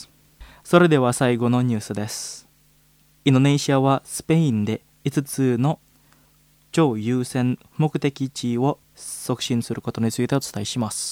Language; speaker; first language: Japanese; non-native, fluent; Indonesian